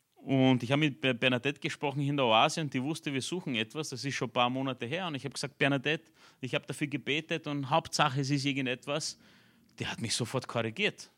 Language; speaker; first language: German; early bilingual, other home language; Romanian